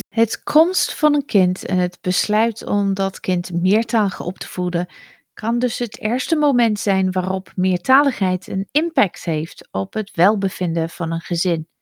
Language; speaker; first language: Dutch; non-native, fluent; English